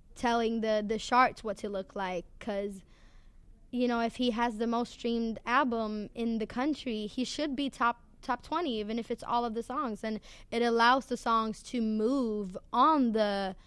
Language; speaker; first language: English; non-native, fluent; Swedish